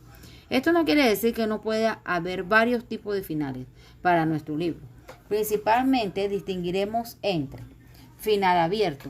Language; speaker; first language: Spanish; native; Spanish